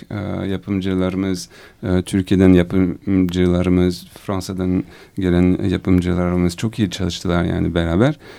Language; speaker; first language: Turkish; non-native, learner; French